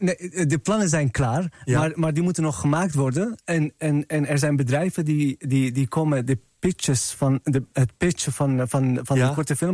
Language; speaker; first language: Dutch; non-native, fluent; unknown